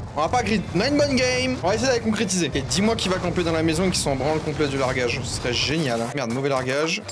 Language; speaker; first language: French; native; French